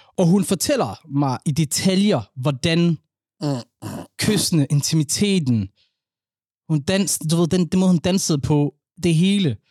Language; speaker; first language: Danish; early bilingual, other home language; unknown